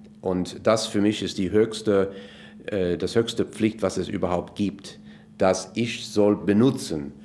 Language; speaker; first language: German; non-native, fluent; English